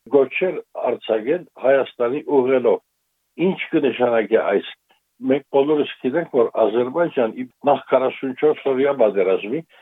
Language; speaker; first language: Armenian; native; Armenian